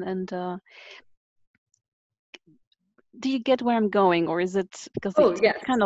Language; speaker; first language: English; non-native, fluent; Polish